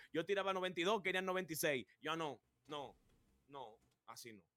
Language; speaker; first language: Spanish; native; Spanish